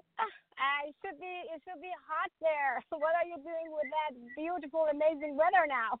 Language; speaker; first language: English; non-native, fluent; Persian